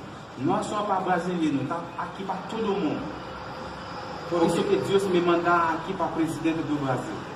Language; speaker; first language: Portuguese; non-native, learner; Haitian Creole